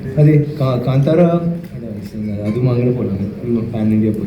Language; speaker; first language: Malayalam; non-native, fluent; Tamil